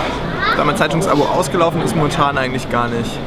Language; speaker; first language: German; native; German